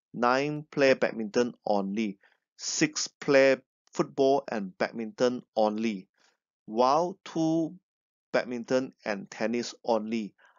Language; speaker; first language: English; non-native, local second language; Chinese